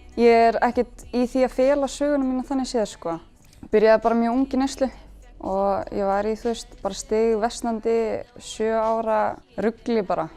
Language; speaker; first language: Icelandic; early bilingual, other home language; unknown